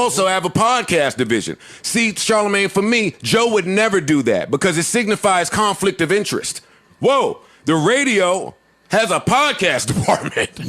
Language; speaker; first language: English; native; English